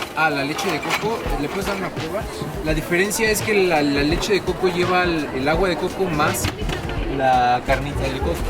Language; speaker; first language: Spanish; native; Spanish